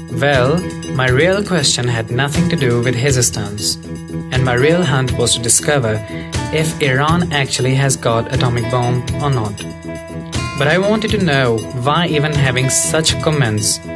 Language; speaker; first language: English; non-native, local second language; Punjabi